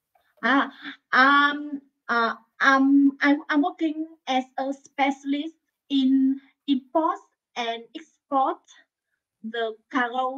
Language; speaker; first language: English; non-native, learner; Vietnamese